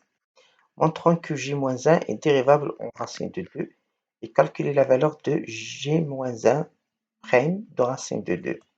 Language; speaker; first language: French; non-native, local second language; Arabic